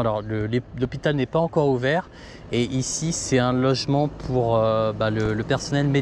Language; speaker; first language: French; native; French